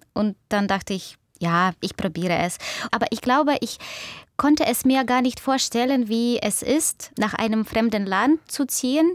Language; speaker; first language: German; non-native, fluent; Russian